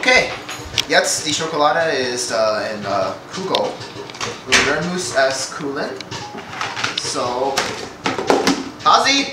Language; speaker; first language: German; non-native, learner; English